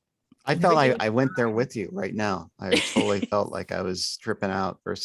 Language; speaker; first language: English; native; English